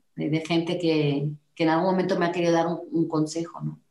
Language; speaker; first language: Spanish; native; Spanish